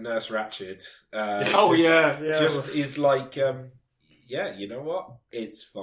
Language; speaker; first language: English; native; English